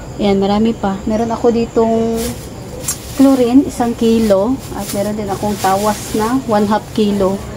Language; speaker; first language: Filipino; non-native, local second language; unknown